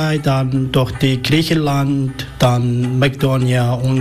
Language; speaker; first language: German; non-native, learner; Arabic